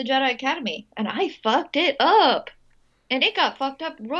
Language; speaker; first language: English; non-native, local second language; Filipino